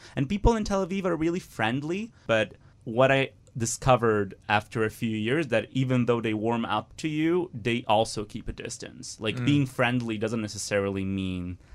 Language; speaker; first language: English; non-native, fluent; Italian